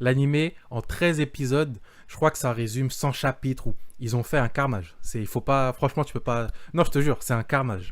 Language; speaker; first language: French; native; French